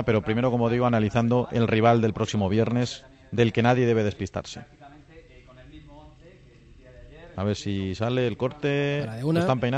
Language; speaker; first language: Spanish; native; Spanish